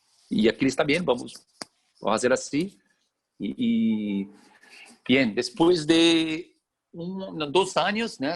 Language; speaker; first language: Spanish; non-native, fluent; Portuguese